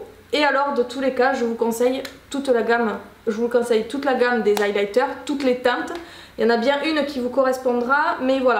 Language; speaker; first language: French; native; French